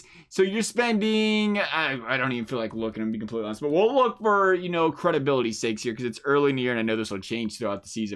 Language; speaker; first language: English; native; English